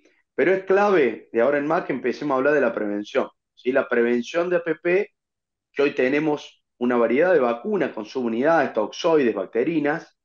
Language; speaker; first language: Spanish; native; Spanish